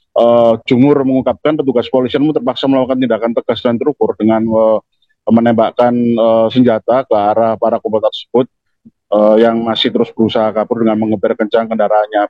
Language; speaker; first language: Indonesian; native; Indonesian